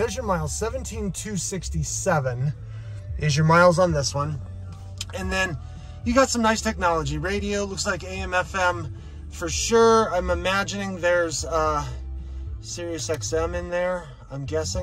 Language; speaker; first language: English; native; English